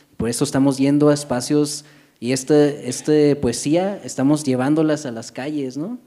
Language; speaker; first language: Spanish; early bilingual, heritage; Spanish